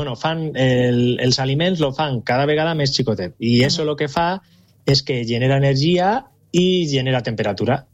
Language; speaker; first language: Catalan; native; Catalan